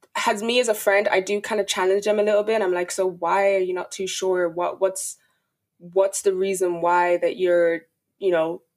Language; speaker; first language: English; native; English